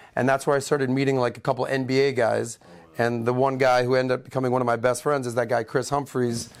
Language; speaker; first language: English; native; English